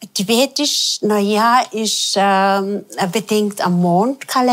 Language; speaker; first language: German; non-native, fluent; Tibetan